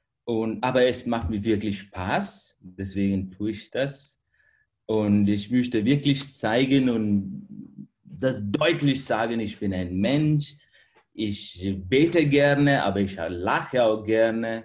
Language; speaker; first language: German; non-native, fluent; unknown